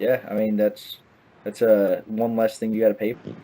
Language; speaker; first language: English; native; English